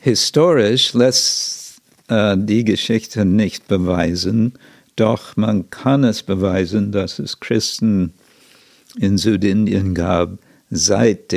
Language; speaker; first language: German; non-native, fluent; English